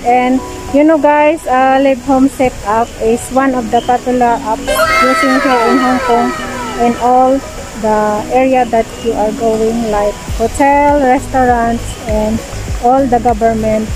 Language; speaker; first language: English; non-native, local second language; Filipino